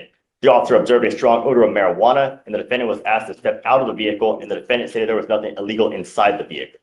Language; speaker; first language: English; native; English